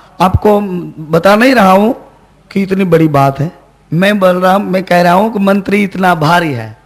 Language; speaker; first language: Hindi; non-native, local second language; Gujarati